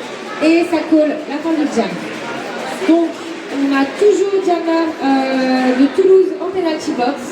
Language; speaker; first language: French; native; French